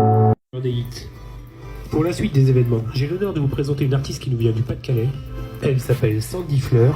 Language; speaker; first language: French; native; French